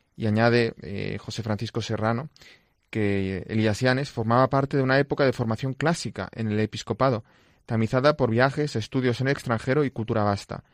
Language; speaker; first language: Spanish; non-native, local second language; Catalan